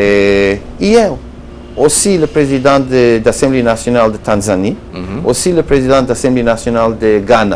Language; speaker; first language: French; non-native, learner; Hebrew